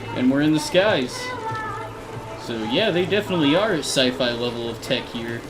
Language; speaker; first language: English; native; English